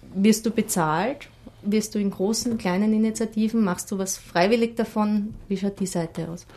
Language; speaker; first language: German; native; German